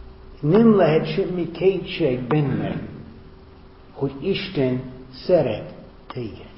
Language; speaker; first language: Hungarian; non-native, fluent; English